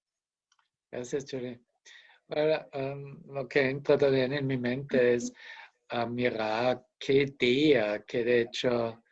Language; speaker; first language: Spanish; non-native, fluent; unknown